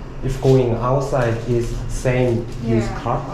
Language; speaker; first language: English; non-native, learner; Korean